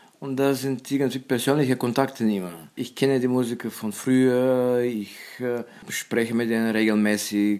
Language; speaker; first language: German; non-native, fluent; Bulgarian